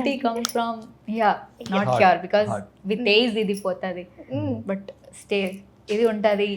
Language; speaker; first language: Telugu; non-native, fluent; Odia